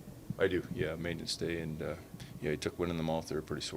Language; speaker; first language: English; native; English